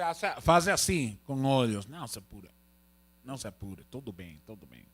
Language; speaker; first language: Portuguese; non-native, learner; Spanish